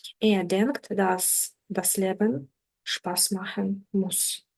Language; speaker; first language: German; non-native, fluent; Ukrainian